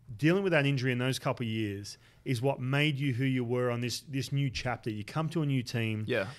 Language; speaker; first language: English; native; English